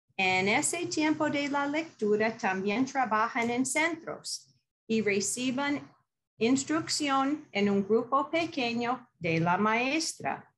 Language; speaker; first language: Spanish; non-native, fluent; English